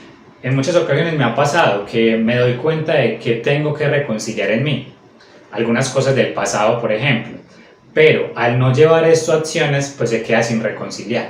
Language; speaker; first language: Spanish; native; Spanish